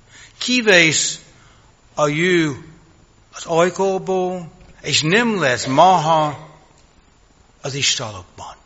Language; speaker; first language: Hungarian; non-native, fluent; English